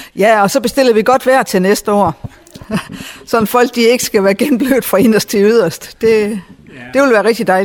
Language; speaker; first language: Danish; native; Danish